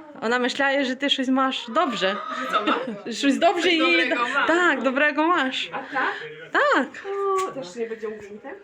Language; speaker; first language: Polish; non-native, learner; Ukrainian